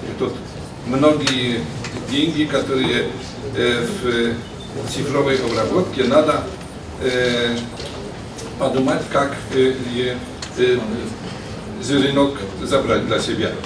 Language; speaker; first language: Russian; non-native, learner; Polish